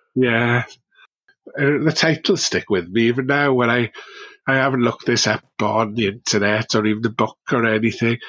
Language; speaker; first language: English; native; English